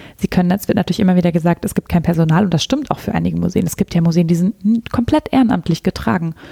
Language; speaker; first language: German; native; German